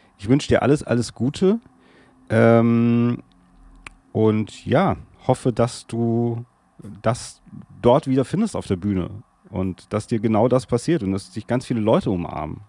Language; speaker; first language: German; native; German